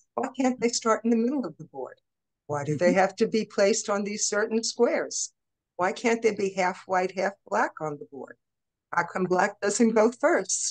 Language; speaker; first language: English; native; English